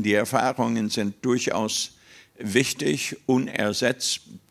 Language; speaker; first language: German; non-native, fluent; English